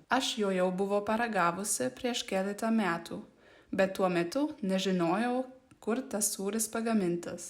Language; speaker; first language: Lithuanian; non-native, learner; German